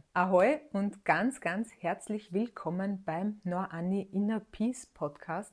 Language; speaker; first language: German; native; German